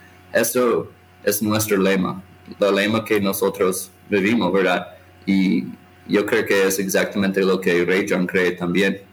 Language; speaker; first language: Spanish; non-native, fluent; English